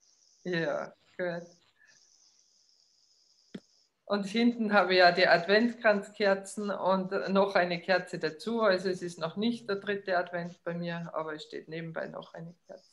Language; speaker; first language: German; native; German